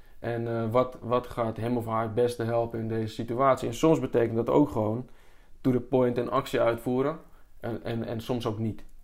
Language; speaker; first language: Dutch; native; Dutch